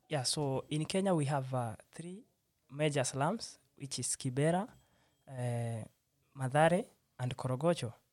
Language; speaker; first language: English; non-native, local second language; Swahili